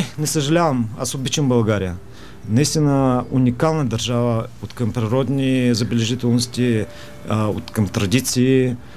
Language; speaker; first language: Bulgarian; early bilingual, heritage; Bulgarian